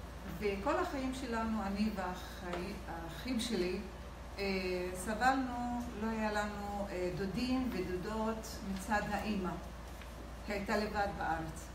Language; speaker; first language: Hebrew; non-native, local second language; Arabic